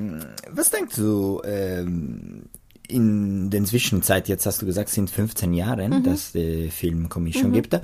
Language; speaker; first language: German; non-native, local second language; Italian